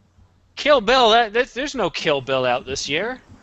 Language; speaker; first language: English; native; English